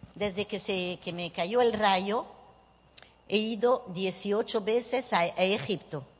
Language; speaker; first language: Spanish; early bilingual, heritage; Spanish